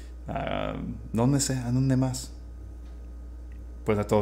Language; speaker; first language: Spanish; non-native, fluent; English